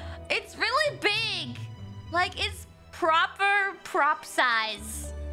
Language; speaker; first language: English; non-native, fluent; German